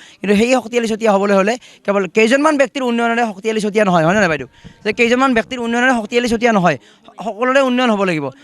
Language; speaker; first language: Assamese; native; Assamese